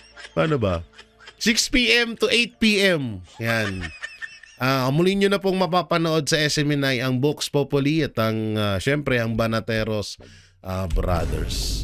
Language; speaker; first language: Filipino; native; Filipino